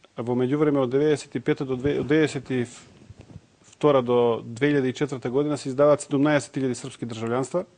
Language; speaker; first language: Macedonian; non-native, local second language; Serbian